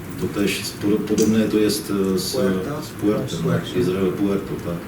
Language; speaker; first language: Polish; non-native, learner; Czech